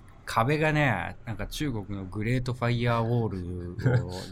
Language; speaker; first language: Japanese; native; Japanese